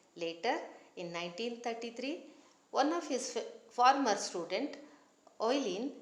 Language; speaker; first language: English; non-native, local second language; Kannada